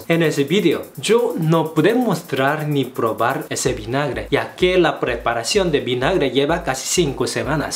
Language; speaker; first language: Spanish; non-native, fluent; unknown